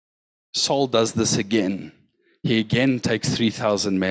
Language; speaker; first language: English; native; English